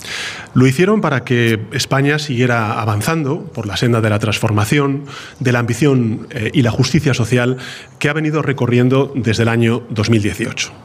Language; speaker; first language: Spanish; native; Spanish